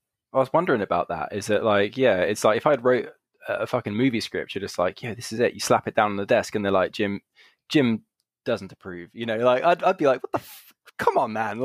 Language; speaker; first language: English; native; English